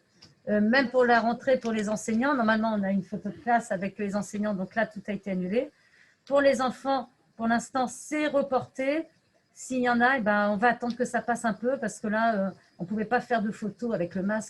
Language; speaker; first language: French; native; French